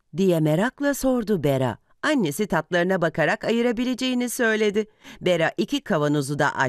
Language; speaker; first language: Turkish; native; Turkish